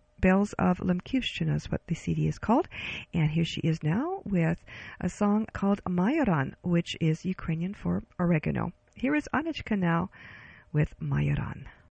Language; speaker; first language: English; early bilingual, other home language; Ukrainian